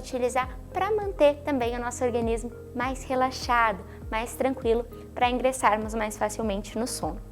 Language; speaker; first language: Portuguese; native; Portuguese